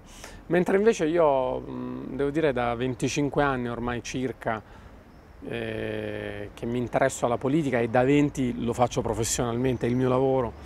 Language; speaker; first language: Italian; native; Italian